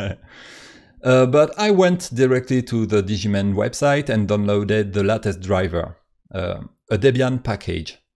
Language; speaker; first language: English; non-native, fluent; French